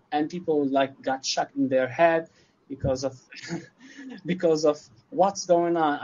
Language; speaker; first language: English; non-native, learner; Arabic